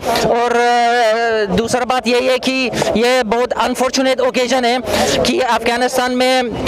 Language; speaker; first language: Hindi; non-native, fluent; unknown